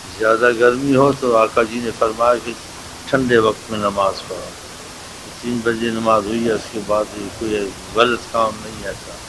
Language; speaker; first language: Urdu; non-native, local second language; Saraiki